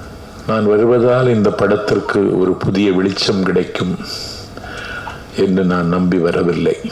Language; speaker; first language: Tamil; native; Tamil